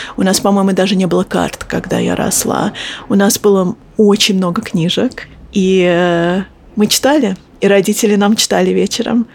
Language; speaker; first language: Russian; early bilingual, heritage; Russian